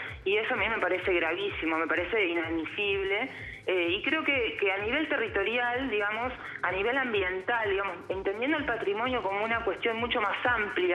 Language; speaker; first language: Spanish; native; Spanish